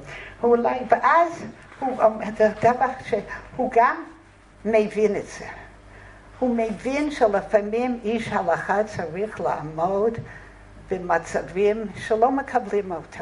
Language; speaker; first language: Hebrew; non-native, fluent; English